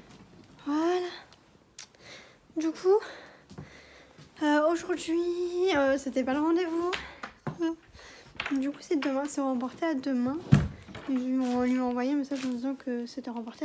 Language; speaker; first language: French; native; French